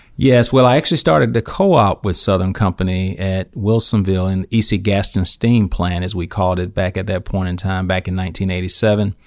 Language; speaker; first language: English; native; English